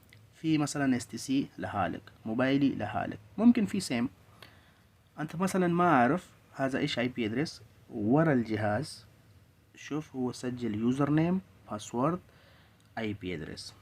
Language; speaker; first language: Arabic; non-native, learner; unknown